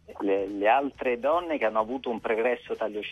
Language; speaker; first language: Italian; native; Italian